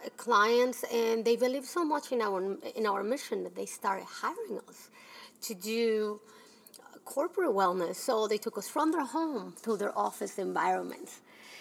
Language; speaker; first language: English; early bilingual, other home language; Spanish